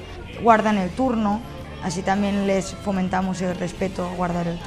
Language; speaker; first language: Spanish; native; Spanish